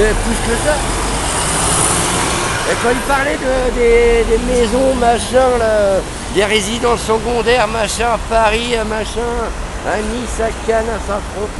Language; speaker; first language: French; native; French